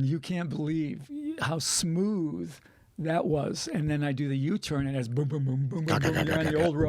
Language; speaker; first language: English; native; English